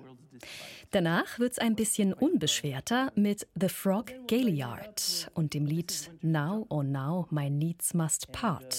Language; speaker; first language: German; native; German